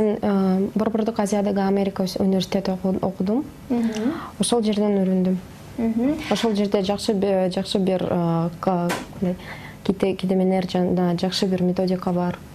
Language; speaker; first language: Kyrgyz; non-native, fluent; Russian